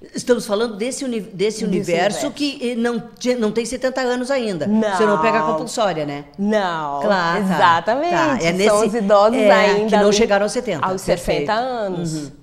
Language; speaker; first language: Portuguese; native; Portuguese